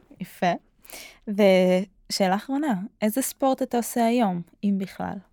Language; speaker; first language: Hebrew; native; Hebrew